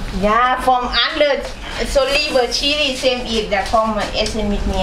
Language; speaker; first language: German; non-native, learner; Thai